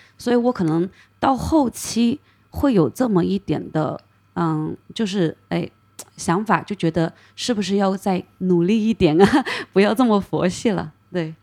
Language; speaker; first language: Chinese; native; Chinese